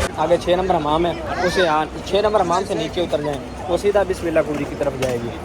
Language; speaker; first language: Urdu; non-native, local second language; Punjabi